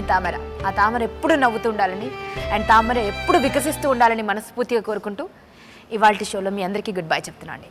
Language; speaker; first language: Telugu; native; Telugu